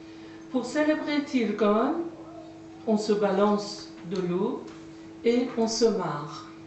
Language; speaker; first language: French; non-native, fluent; Persian